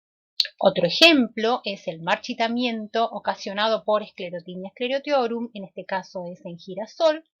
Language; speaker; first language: Spanish; native; Spanish